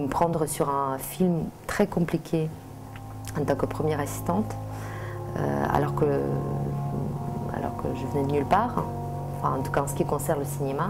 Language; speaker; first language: French; native; French